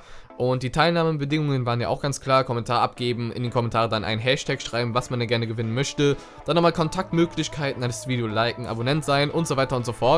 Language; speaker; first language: German; native; German